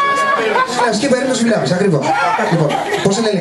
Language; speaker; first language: Greek; native; Greek